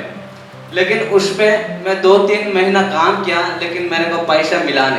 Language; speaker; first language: Hindi; non-native, local second language; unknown